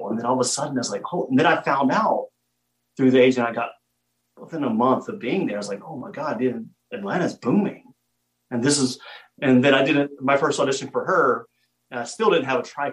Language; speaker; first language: English; native; English